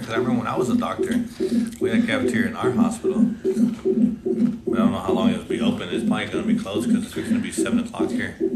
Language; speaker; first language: English; early bilingual, other home language; Spanish